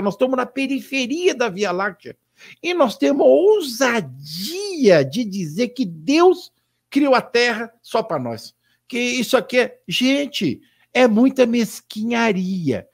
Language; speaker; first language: Portuguese; native; Portuguese